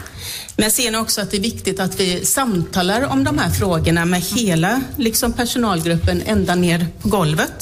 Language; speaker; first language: Swedish; native; Swedish